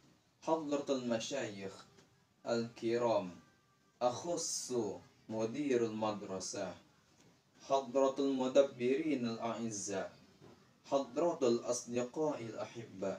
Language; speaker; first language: Arabic; non-native, learner; Indonesian